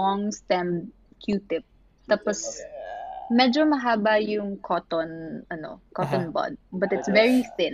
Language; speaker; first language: English; non-native, local second language; Filipino